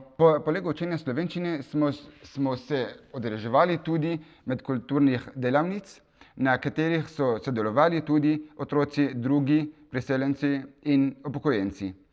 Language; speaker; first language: Slovenian; non-native, fluent; Kurdish